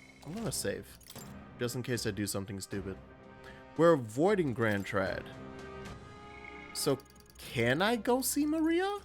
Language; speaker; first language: English; native; English